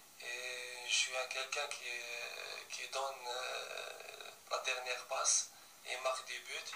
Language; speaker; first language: French; non-native, local second language; Arabic